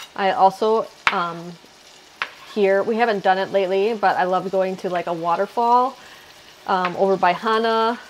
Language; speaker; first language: English; native; English